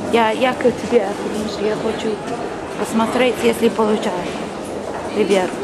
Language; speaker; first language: Russian; non-native, learner; English